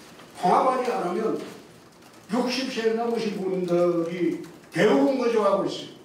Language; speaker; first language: Korean; native; Korean